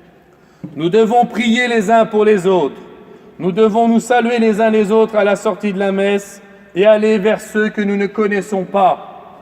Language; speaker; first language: French; native; French